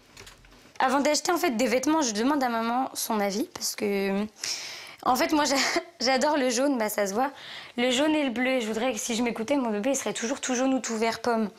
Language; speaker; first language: French; native; French